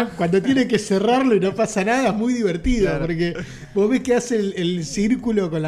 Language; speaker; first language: Spanish; native; Spanish